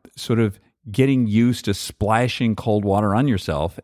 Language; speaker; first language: English; native; English